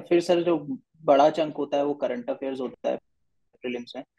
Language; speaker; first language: Hindi; native; Hindi